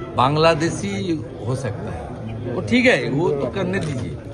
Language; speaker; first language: Hindi; non-native, local second language; Bangla